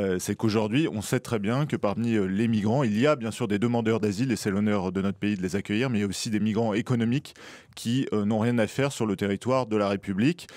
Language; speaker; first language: French; native; French